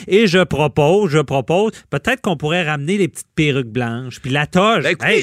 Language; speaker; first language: French; native; French